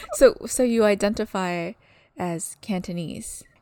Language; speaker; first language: English; early bilingual, other home language; Malagasy